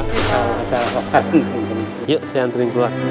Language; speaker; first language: Indonesian; native; Indonesian